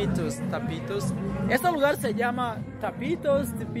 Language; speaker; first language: Spanish; non-native, learner; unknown